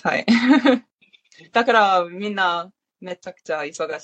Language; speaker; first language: Japanese; non-native, learner; English